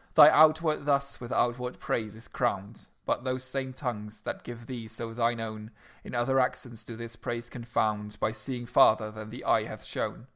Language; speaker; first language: English; non-native, fluent; Luxembourgish